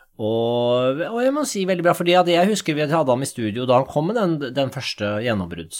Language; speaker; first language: Norwegian; native; Norwegian